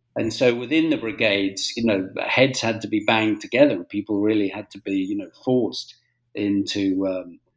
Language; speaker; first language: English; native; English